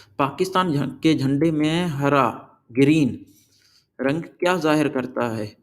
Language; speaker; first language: Urdu; non-native, local second language; Sindhi